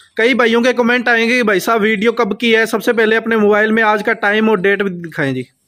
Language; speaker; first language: Hindi; native; Hindi